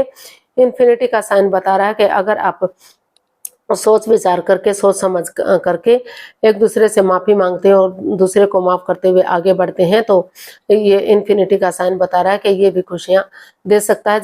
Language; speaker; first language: Hindi; native; Hindi